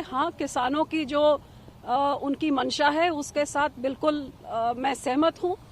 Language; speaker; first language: Hindi; non-native, local second language; Punjabi